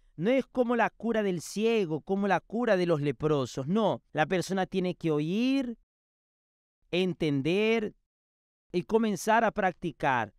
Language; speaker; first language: Spanish; non-native, fluent; Portuguese